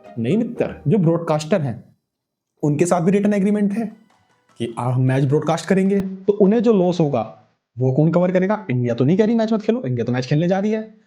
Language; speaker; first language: Hindi; native; Hindi